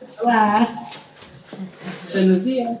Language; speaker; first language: Spanish; non-native, learner; Czech